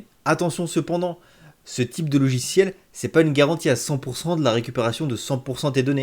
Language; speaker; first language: French; native; French